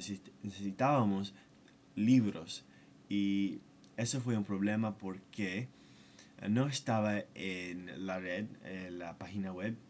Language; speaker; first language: Spanish; non-native, fluent; English